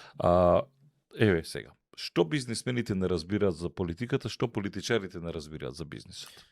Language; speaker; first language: Macedonian; native; Macedonian